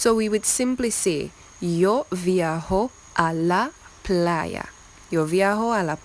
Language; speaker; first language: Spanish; non-native, fluent; English